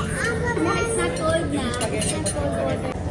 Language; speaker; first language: English; non-native, local second language; Filipino